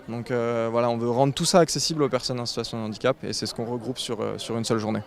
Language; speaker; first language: French; native; French